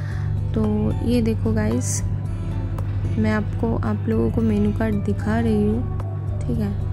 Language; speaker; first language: Hindi; non-native, local second language; Bangla